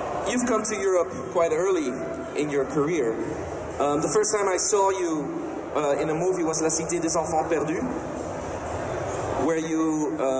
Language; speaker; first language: English; non-native, fluent; French